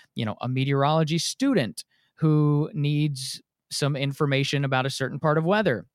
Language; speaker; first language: English; native; English